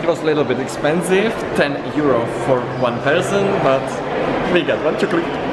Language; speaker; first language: English; non-native, learner; Czech